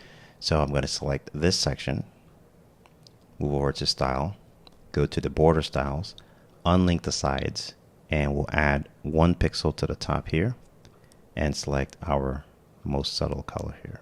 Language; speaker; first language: English; native; English